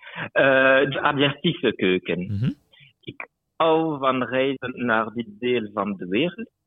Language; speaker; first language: Dutch; non-native, local second language; French